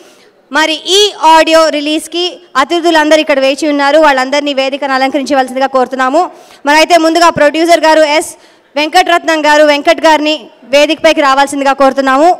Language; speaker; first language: Telugu; native; Telugu